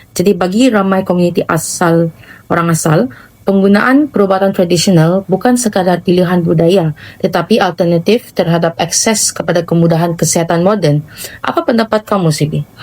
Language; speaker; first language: Malay; non-native, local second language; Central Dusun